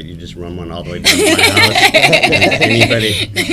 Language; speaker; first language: English; native; English